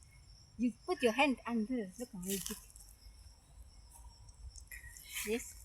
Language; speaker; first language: English; non-native, learner; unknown